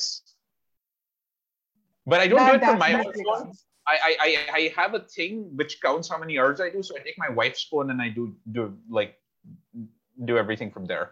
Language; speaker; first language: English; non-native, local second language; Bangla